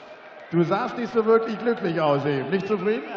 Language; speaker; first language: German; native; German